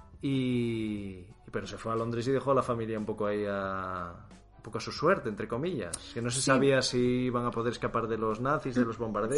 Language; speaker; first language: Spanish; native; Spanish